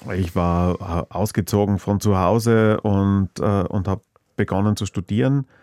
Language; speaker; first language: German; native; German